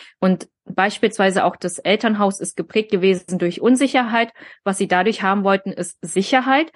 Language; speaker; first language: German; early bilingual, other home language; Vietnamese